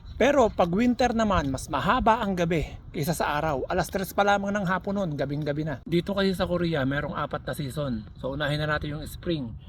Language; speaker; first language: Filipino; native; Filipino